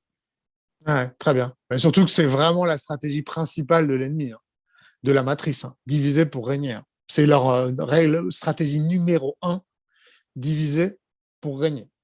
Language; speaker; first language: French; native; French